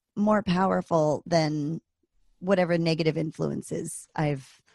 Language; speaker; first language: English; native; English